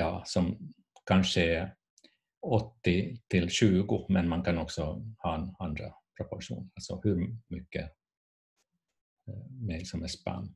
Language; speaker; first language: Swedish; non-native, fluent; Finnish